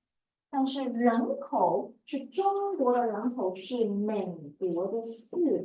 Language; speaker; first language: Chinese; non-native, fluent; English